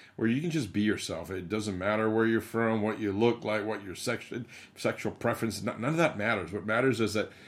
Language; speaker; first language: English; early bilingual, other home language; Spanish